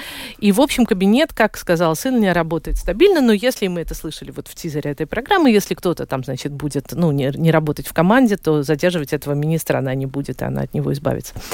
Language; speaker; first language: Russian; native; Russian